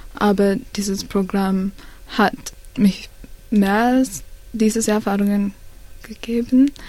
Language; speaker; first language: German; non-native, learner; Sinhala